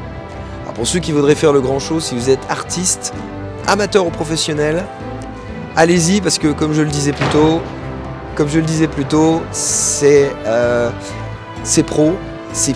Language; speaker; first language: French; native; French